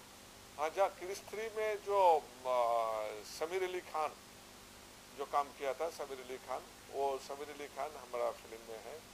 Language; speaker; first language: Hindi; non-native, local second language; Assamese